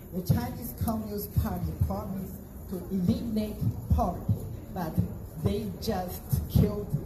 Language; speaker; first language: English; non-native, fluent; Chinese